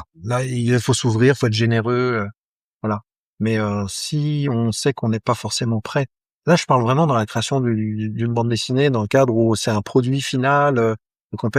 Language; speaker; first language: French; native; French